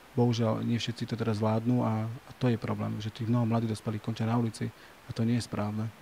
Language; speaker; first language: Slovak; native; Slovak